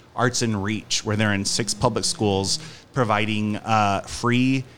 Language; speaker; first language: English; native; English